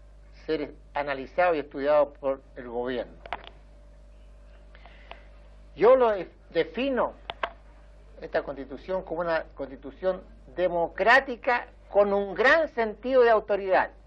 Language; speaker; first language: Spanish; native; Spanish